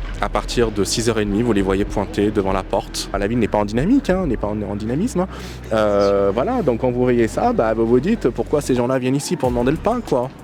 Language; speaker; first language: French; early bilingual, other home language; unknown